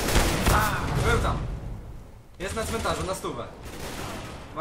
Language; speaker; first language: Polish; native; Polish